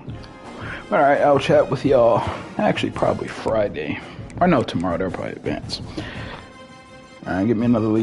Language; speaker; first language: English; native; English